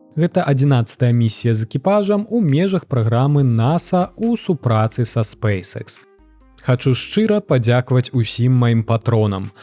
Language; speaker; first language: Belarusian; native; Belarusian